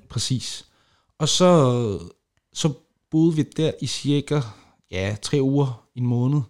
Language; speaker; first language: Danish; early bilingual, other home language; Kurdish